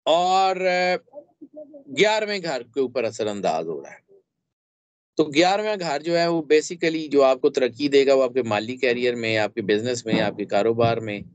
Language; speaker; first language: Urdu; native; Urdu